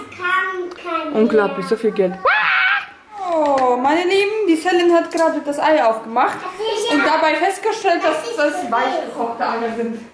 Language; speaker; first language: German; native; German